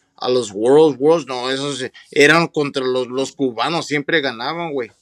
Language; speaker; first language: Spanish; early bilingual, heritage; Spanish